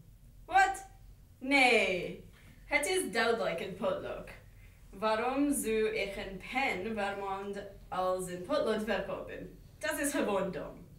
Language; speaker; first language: Dutch; non-native, learner; English